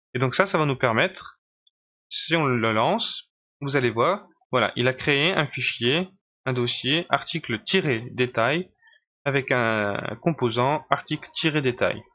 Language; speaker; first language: French; native; French